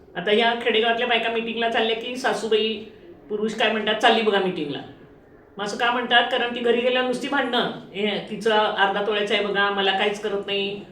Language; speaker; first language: Marathi; native; Marathi